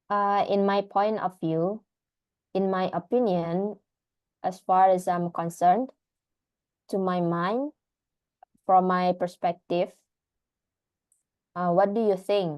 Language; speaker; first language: English; non-native, learner; Indonesian